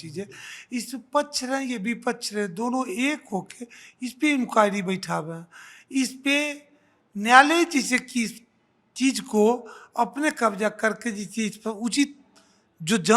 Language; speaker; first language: Hindi; native; Hindi